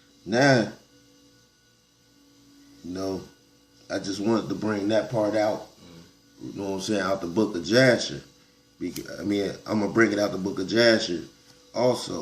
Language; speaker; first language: English; native; English